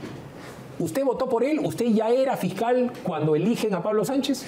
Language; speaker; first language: Spanish; native; Spanish